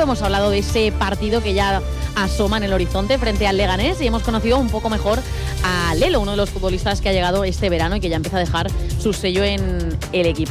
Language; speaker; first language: Spanish; native; Spanish